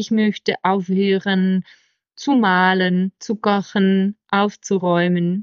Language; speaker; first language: German; non-native, fluent; Czech